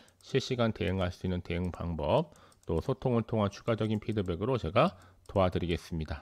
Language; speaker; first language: Korean; native; Korean